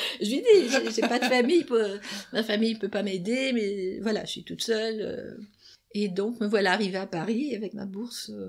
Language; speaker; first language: French; native; French